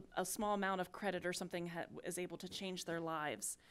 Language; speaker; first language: English; native; English